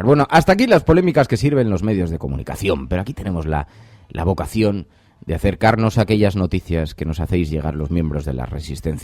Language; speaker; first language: Spanish; native; Spanish